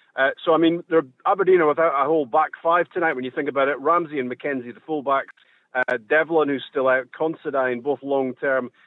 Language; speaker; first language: English; native; English